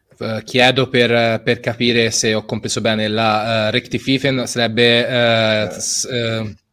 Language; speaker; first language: Italian; native; Italian